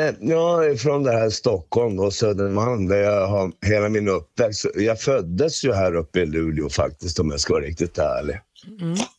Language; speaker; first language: Swedish; native; Swedish